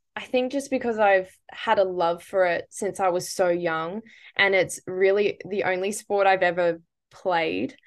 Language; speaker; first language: English; native; English